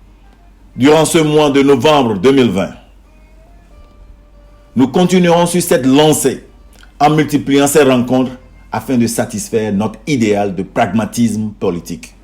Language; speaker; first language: French; native; French